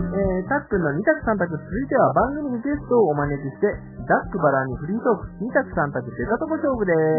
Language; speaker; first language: Japanese; native; Japanese